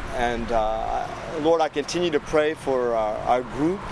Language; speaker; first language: English; native; English